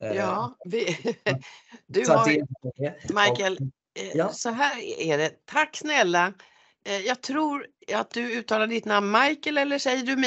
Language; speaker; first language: Swedish; native; Swedish